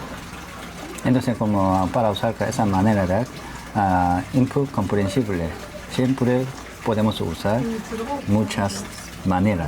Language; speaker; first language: Spanish; non-native, learner; Korean